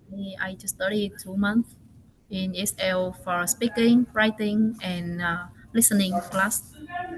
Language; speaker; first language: English; non-native, learner; Vietnamese